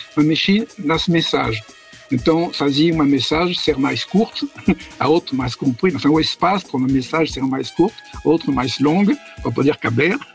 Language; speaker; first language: Portuguese; non-native, fluent; French